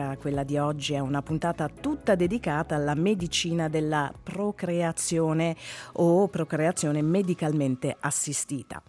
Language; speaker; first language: Italian; native; Italian